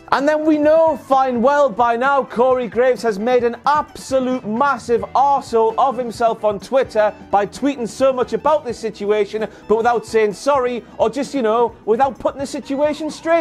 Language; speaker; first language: English; native; English